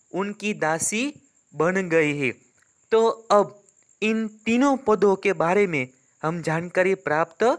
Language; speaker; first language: Hindi; non-native, local second language; Gujarati